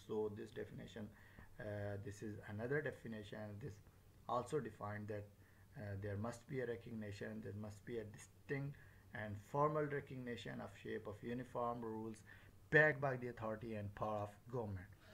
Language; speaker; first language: English; non-native, local second language; Northern Hindko